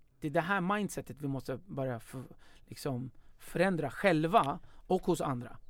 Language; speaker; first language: Swedish; early bilingual, other home language; Kurdish